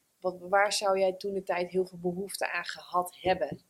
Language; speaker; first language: Dutch; native; Dutch